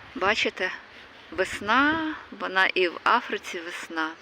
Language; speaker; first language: Ukrainian; native; Ukrainian